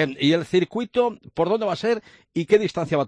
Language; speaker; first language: Spanish; native; Spanish